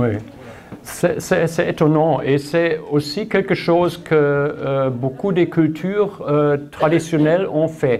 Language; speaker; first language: French; non-native, learner; German